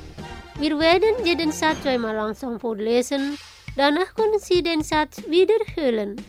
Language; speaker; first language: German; non-native, learner; Indonesian